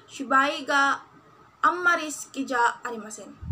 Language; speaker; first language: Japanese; non-native, learner; Filipino